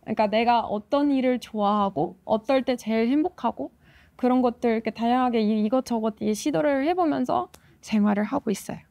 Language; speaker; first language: Korean; non-native, fluent; Ukrainian